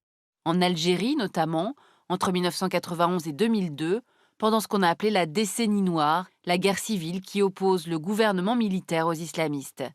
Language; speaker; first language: French; native; French